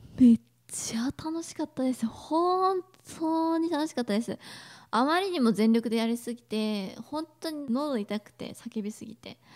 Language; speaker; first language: Japanese; native; Japanese